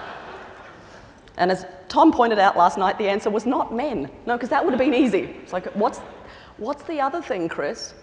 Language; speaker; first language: English; native; English